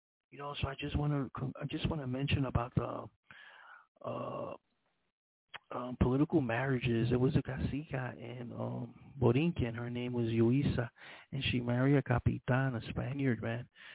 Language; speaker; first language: English; early bilingual, other home language; Spanish